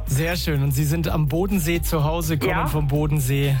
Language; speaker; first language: German; native; German